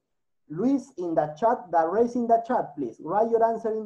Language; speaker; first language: English; non-native, learner; Spanish